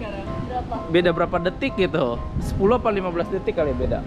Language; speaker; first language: Indonesian; native; Indonesian